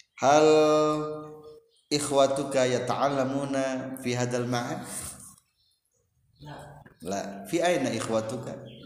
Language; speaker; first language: Arabic; non-native, fluent; Indonesian